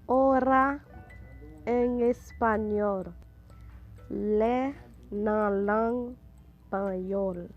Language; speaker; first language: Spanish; non-native, fluent; Haitian Creole